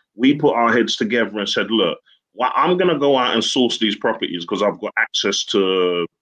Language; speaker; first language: English; native; English